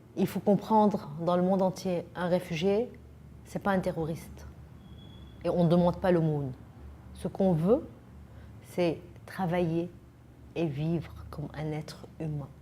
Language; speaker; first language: French; non-native, fluent; Arabic